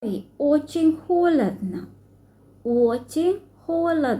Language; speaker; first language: Russian; non-native, fluent; Sinhala